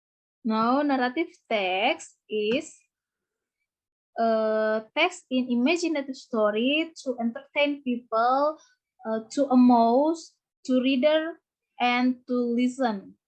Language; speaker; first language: English; non-native, learner; Indonesian